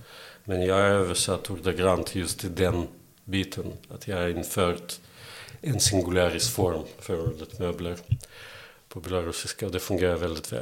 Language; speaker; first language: Swedish; non-native, fluent; Belarusian